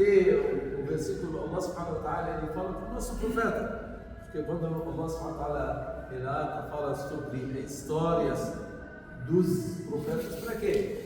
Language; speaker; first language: Portuguese; non-native, fluent; Arabic